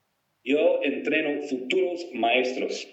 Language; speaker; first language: Spanish; non-native, fluent; English